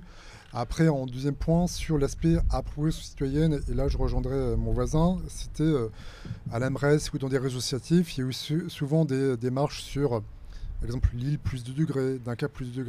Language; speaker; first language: French; native; French